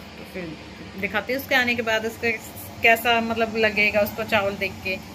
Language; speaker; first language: Hindi; native; Hindi